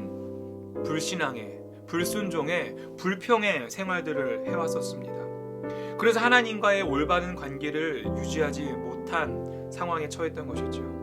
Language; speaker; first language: Korean; native; Korean